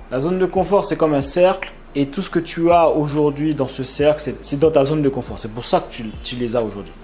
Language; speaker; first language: French; native; French